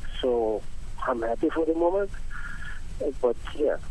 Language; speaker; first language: English; non-native, learner; Italian